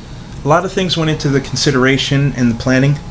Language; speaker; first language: English; native; English